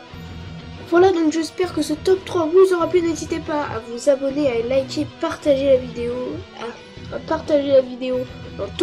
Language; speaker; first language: French; native; French